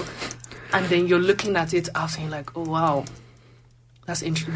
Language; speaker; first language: English; non-native, local second language; Igbo